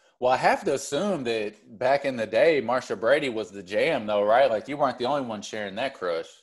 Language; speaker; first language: English; native; English